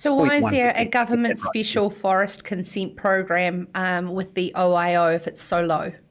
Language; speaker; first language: English; native; English